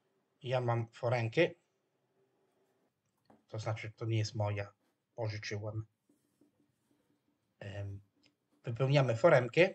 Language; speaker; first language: Polish; non-native, fluent; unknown